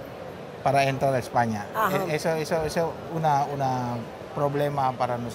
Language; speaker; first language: Spanish; non-native, learner; Indonesian